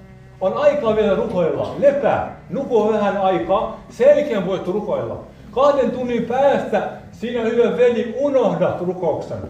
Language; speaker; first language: Finnish; non-native, fluent; Arabic